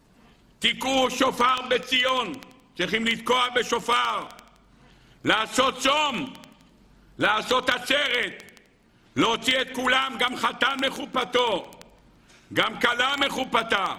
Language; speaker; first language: Hebrew; native; Hebrew